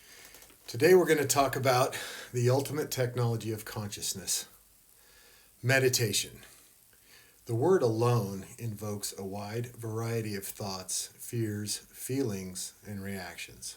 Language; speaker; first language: English; native; English